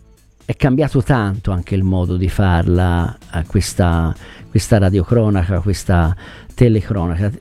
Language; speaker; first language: Italian; native; Italian